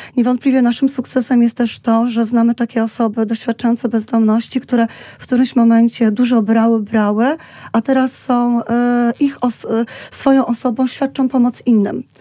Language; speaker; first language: Polish; native; Polish